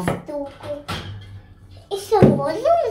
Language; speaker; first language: Russian; early bilingual, heritage; Russian